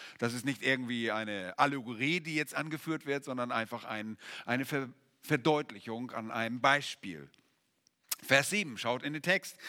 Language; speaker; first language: German; native; German